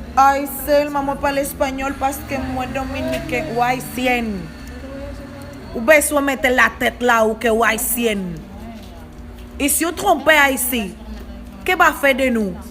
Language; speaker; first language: Haitian Creole; non-native, learner; Spanish